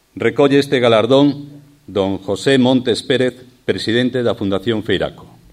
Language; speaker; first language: Galician; native; Galician